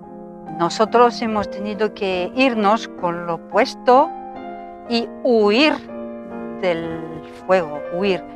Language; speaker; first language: Spanish; non-native, fluent; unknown